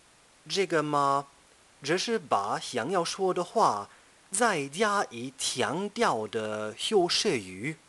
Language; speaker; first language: Chinese; non-native, fluent; German